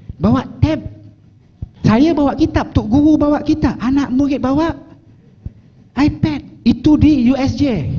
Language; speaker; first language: Malay; native; Malay